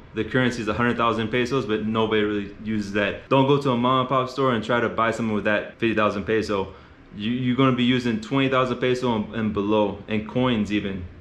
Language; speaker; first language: English; native; English